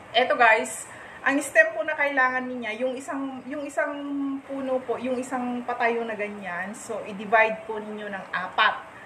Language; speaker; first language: Filipino; non-native, local second language; Iloko